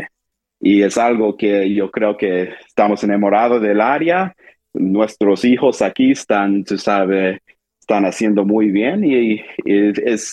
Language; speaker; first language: Spanish; early bilingual, heritage; Spanish